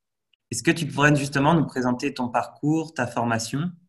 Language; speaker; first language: French; native; French